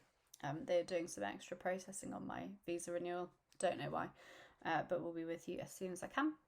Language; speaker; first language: English; native; English